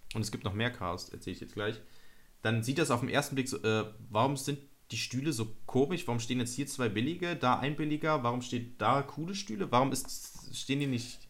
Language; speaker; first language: German; native; German